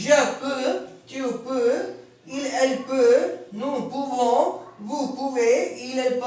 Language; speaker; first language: French; non-native, fluent; Tamil